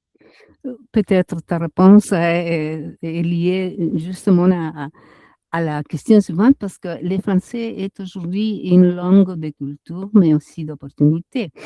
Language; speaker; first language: French; non-native, fluent; Spanish